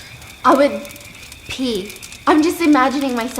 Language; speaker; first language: English; native; English